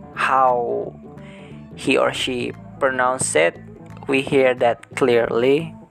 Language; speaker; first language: English; non-native, learner; Indonesian